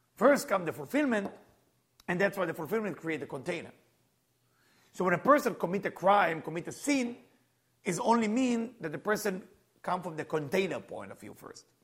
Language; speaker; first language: English; non-native, fluent; Hebrew